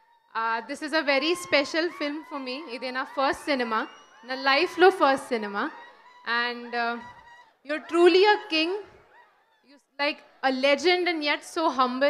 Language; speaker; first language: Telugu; non-native, learner; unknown